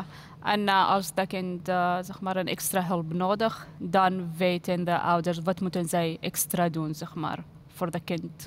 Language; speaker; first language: Dutch; non-native, learner; Arabic